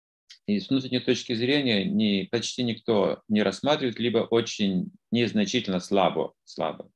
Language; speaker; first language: Russian; native; Russian